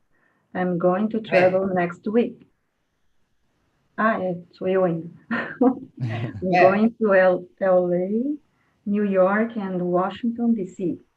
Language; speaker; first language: English; non-native, learner; Portuguese